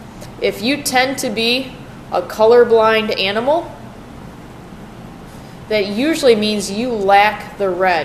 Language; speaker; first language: English; native; English